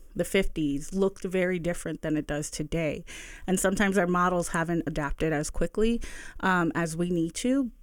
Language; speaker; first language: English; early bilingual, other home language; Spanish